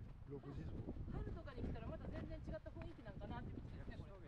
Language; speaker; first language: Japanese; native; Japanese